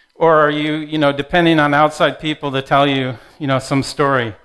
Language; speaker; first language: English; native; English